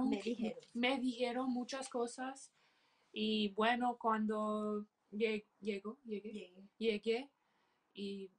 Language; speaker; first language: Spanish; early bilingual, heritage; English